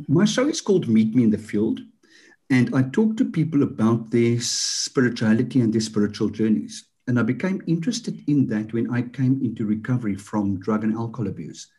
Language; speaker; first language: English; non-native, local second language; Afrikaans